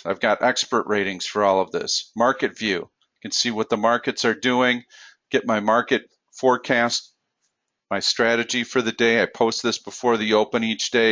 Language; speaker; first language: English; native; English